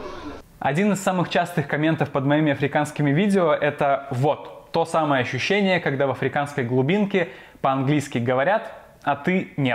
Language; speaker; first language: Russian; native; Russian